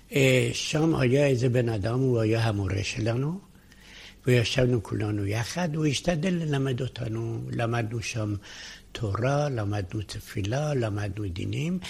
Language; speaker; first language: Hebrew; non-native, fluent; Persian